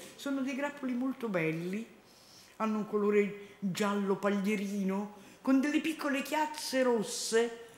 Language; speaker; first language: Italian; native; Italian